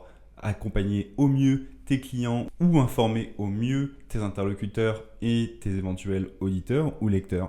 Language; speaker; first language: French; native; French